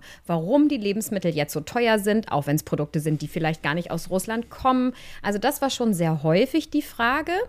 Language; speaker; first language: German; native; German